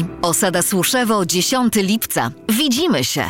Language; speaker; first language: Polish; native; Polish